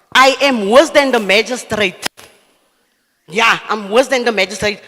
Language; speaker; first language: English; non-native, local second language; Afrikaans